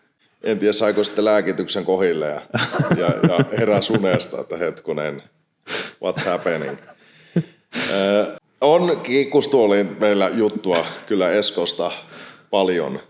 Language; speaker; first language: Finnish; native; Finnish